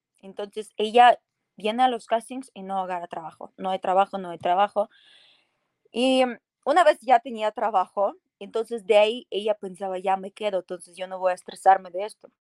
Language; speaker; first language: Spanish; non-native, fluent; Ukrainian